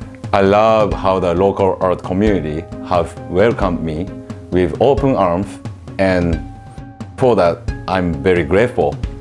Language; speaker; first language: English; non-native, fluent; Japanese